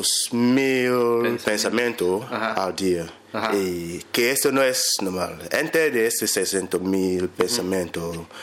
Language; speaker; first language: Spanish; non-native, learner; English